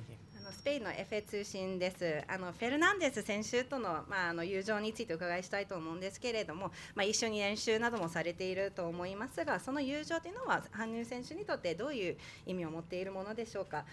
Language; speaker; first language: Japanese; native; Japanese